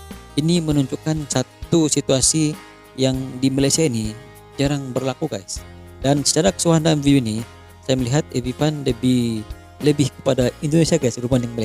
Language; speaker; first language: Malay; native; Malay